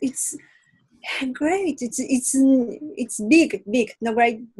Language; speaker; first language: English; non-native, learner; Spanish